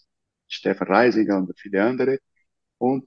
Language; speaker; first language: German; non-native, learner; Portuguese